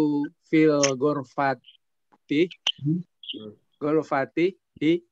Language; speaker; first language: Arabic; non-native, learner; Indonesian